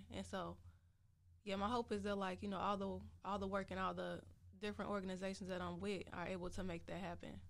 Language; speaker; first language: English; native; English